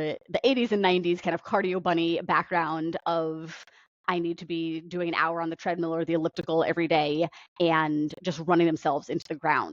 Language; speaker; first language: English; native; English